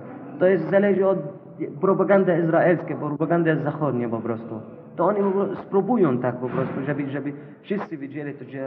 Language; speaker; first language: Polish; non-native, learner; Arabic